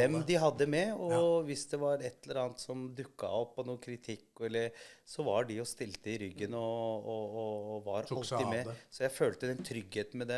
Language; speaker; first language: Norwegian; early bilingual, other home language; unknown